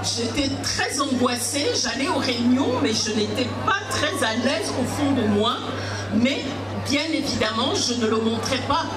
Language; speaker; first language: French; early bilingual, other home language; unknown